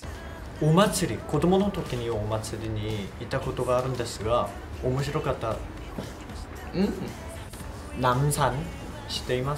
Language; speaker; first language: Japanese; non-native, fluent; Korean